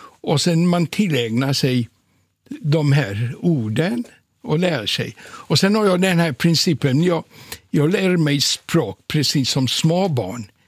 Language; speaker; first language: Swedish; non-native, fluent; Polish